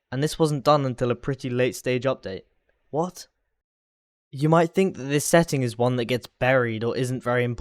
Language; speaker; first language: English; native; English